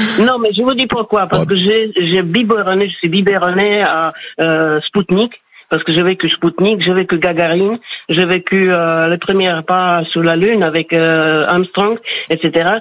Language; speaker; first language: French; non-native, fluent; Slovak